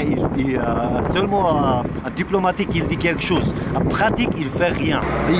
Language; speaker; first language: French; non-native, learner; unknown